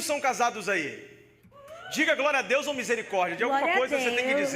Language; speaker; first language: Portuguese; native; Portuguese